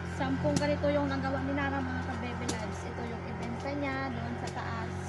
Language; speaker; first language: Filipino; non-native, local second language; Hiligaynon